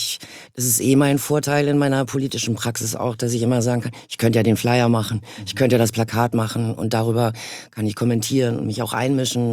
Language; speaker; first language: German; native; German